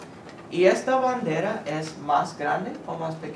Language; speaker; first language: Spanish; non-native, fluent; English